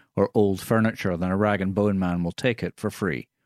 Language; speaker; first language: English; native; English